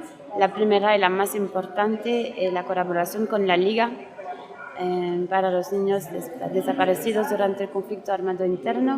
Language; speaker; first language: Spanish; non-native, learner; French